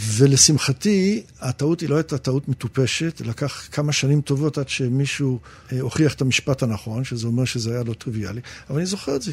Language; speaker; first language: Hebrew; early bilingual, other home language; English